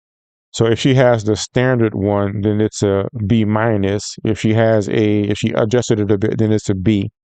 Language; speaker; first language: English; native; English